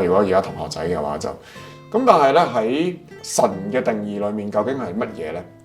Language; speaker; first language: Cantonese; native; Cantonese